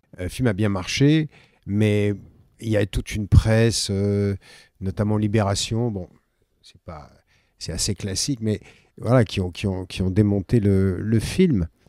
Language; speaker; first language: French; native; French